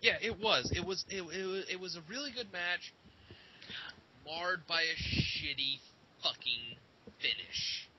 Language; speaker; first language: English; native; English